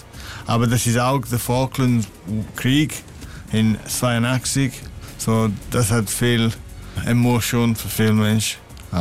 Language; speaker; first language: German; non-native, learner; English